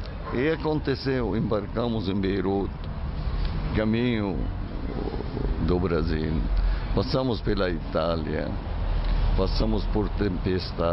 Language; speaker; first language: Portuguese; non-native, fluent; Arabic